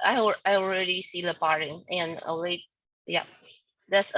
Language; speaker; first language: English; non-native, learner; Chinese